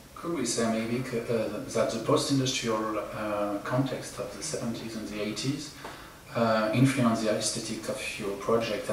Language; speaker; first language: English; non-native, fluent; French